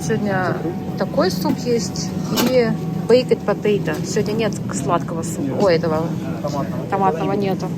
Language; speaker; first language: Russian; native; Russian